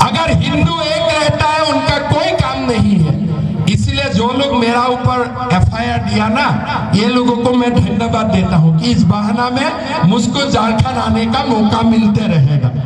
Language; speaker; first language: Hindi; non-native, local second language; Assamese